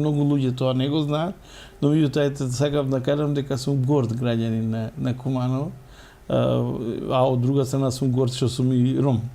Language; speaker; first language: Macedonian; non-native, local second language; Romany